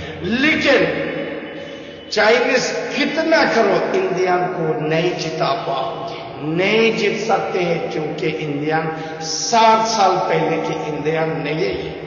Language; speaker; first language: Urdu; non-native, learner; Uyghur